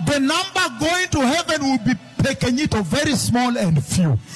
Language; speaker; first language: English; non-native, local second language; Luo (Kenya and Tanzania)